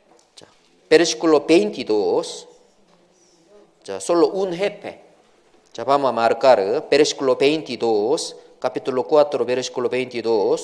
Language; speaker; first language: Spanish; non-native, learner; Korean